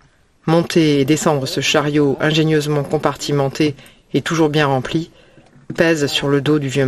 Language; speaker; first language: French; native; French